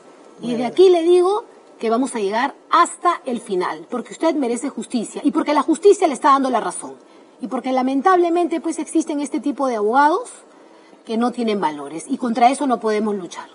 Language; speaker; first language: Spanish; native; Spanish